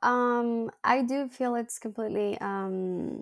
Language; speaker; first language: English; non-native, fluent; Spanish